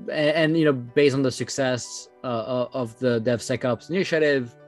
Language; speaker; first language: English; non-native, fluent; French